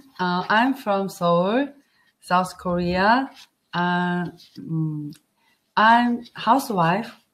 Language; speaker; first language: English; non-native, learner; Korean